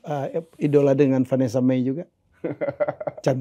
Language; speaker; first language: Indonesian; native; Indonesian